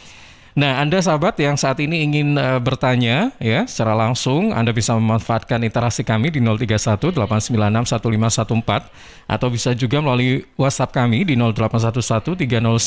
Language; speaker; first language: Indonesian; native; Indonesian